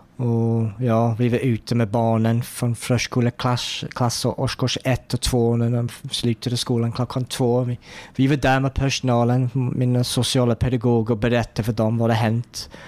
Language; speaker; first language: Swedish; non-native, fluent; English